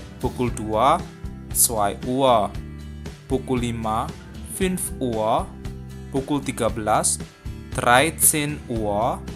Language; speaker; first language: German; non-native, fluent; Indonesian